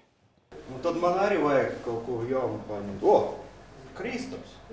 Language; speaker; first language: Latvian; non-native, local second language; Russian